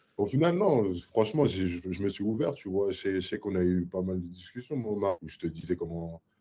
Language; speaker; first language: French; native; French